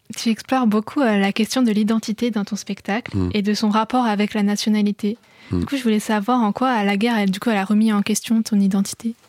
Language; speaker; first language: French; native; French